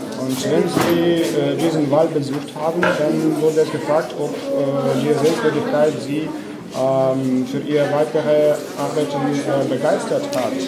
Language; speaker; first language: German; non-native, fluent; Ukrainian